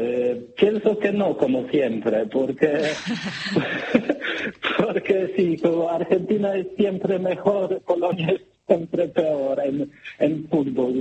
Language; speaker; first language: Spanish; non-native, learner; Polish